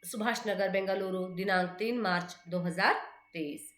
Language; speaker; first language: Hindi; non-native, local second language; Kannada